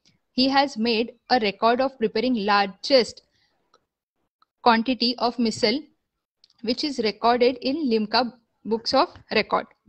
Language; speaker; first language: English; non-native, local second language; Marathi